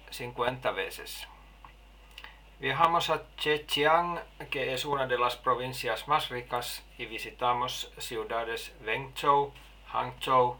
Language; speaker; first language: Spanish; non-native, learner; Finnish